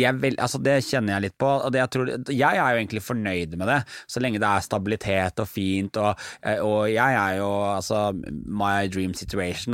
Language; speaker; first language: Norwegian; native; Norwegian